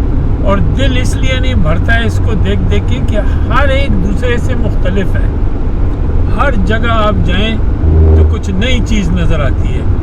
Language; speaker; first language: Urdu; non-native, local second language; Punjabi